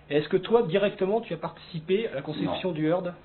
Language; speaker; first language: French; native; French